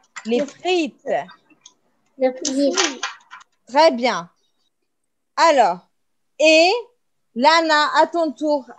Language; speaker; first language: French; non-native, fluent; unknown